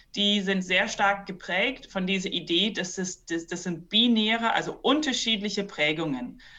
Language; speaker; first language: German; early bilingual, other home language; English